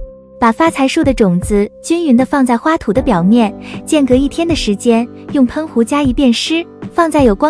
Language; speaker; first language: Chinese; native; Chinese